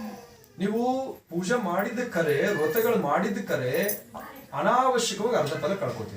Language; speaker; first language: Kannada; native; Kannada